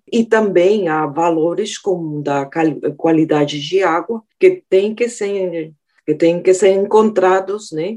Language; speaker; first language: Portuguese; non-native, fluent; Spanish